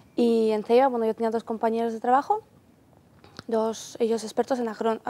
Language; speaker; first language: Spanish; non-native, fluent; Ukrainian